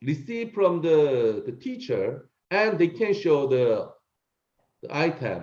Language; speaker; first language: English; non-native, learner; Korean